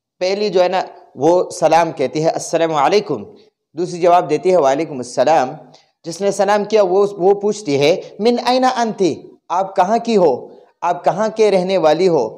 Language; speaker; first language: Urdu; non-native, local second language; Pashto